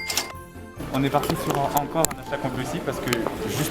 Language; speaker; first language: French; native; French